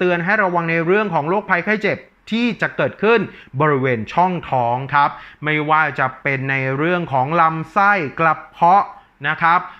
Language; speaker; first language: Thai; native; Thai